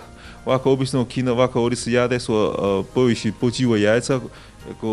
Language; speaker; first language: Macedonian; non-native, learner; Chinese